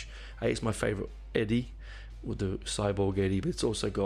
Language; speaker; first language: English; native; English